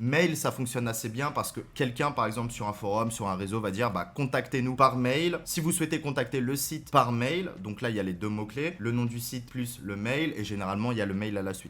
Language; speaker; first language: French; native; French